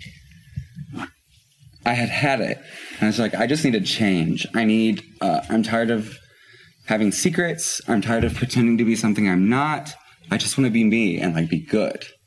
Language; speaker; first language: English; native; English